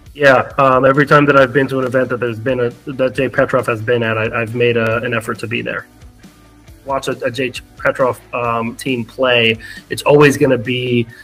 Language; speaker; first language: English; early bilingual, other home language; Arabic